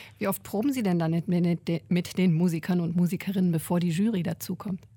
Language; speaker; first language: German; native; German